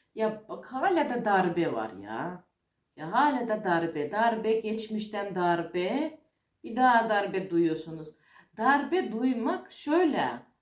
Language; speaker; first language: Turkish; non-native, fluent; Russian